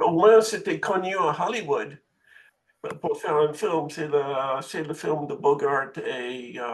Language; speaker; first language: French; non-native, fluent; English